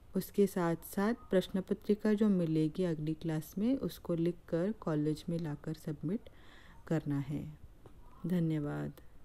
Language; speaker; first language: Hindi; non-native, local second language; Marathi